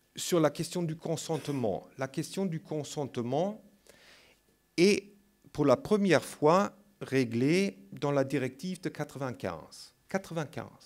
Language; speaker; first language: French; non-native, fluent; German